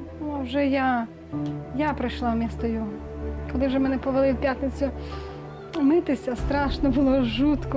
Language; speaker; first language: Ukrainian; native; Ukrainian